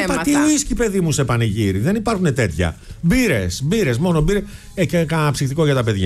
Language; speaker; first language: Greek; native; Greek